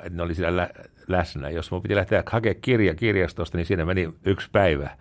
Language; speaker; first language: Finnish; native; Finnish